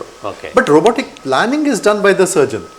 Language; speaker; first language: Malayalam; non-native, local second language; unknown